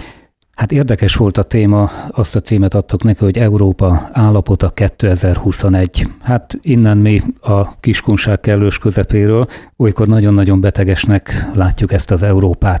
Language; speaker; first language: Hungarian; native; Hungarian